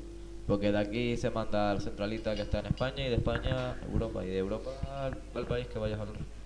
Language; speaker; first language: Spanish; native; Spanish